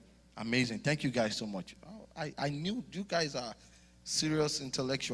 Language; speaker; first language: English; non-native, local second language; Yoruba